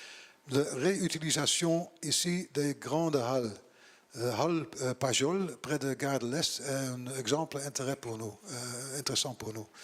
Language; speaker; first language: French; non-native, learner; Dutch